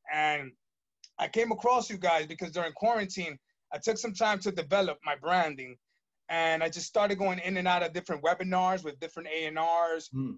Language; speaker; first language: English; early bilingual, other home language; Spanish